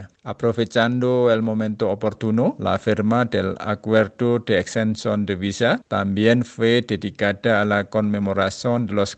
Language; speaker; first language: Spanish; non-native, fluent; Indonesian